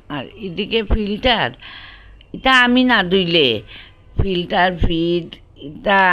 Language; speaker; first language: Bangla; non-native, local second language; Sylheti